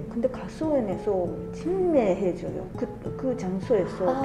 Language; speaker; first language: Korean; non-native, fluent; Japanese